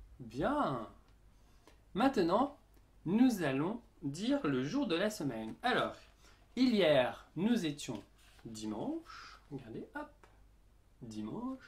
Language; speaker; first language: French; native; French